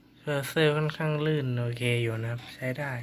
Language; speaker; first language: Thai; native; Thai